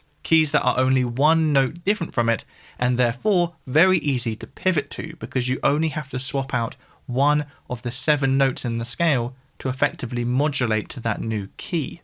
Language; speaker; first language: English; native; English